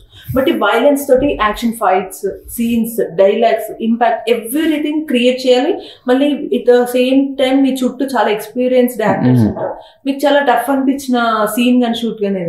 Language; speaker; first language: Telugu; native; Telugu